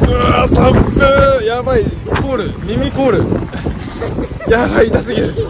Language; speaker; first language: Japanese; native; Japanese